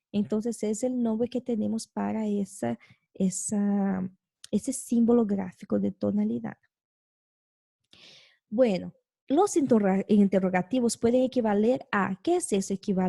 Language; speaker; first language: Spanish; non-native, fluent; Portuguese